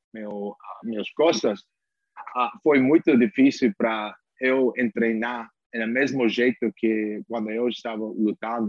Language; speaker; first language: Portuguese; non-native, learner; English